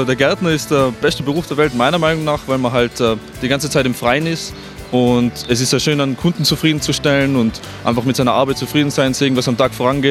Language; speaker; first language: German; native; German